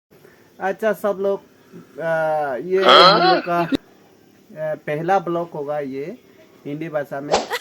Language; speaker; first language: Hindi; non-native, local second language; Mizo